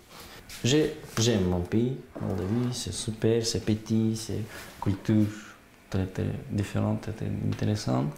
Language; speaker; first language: French; non-native, learner; Gagauz